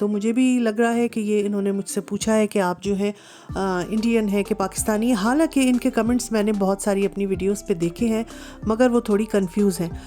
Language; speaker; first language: Urdu; native; Urdu